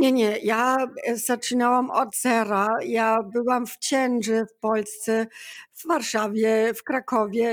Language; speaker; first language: Polish; non-native, learner; German